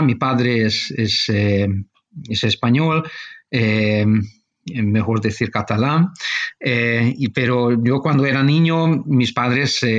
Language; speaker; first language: Spanish; non-native, fluent; Hungarian